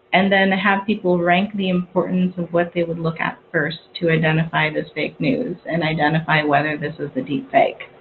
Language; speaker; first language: English; native; English